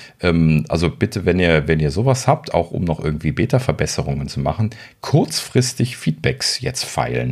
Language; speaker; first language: German; native; German